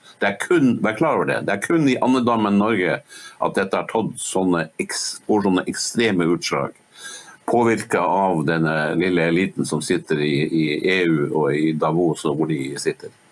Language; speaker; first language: Norwegian; native; Norwegian